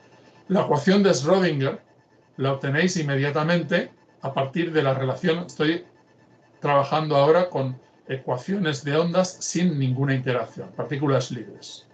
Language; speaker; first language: Spanish; native; Spanish